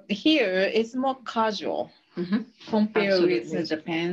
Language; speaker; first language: English; non-native, fluent; Japanese